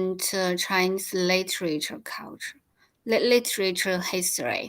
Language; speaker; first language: English; non-native, learner; Chinese